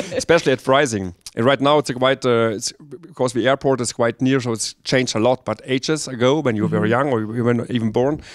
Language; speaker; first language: English; non-native, learner; German